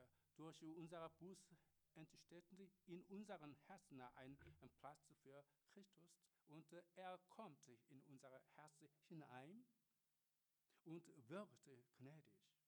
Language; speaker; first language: German; non-native, learner; Korean